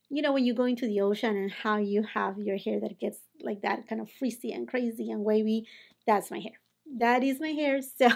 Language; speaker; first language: English; non-native, fluent; Spanish